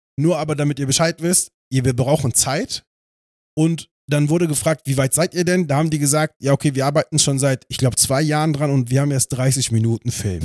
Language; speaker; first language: German; native; German